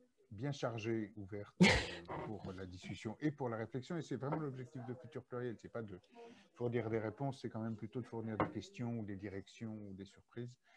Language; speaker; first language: French; native; French